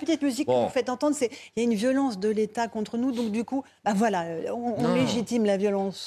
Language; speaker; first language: French; native; French